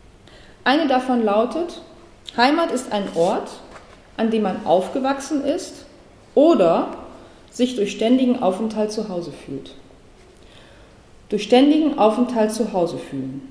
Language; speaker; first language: German; native; German